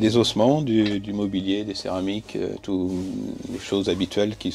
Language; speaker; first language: French; native; French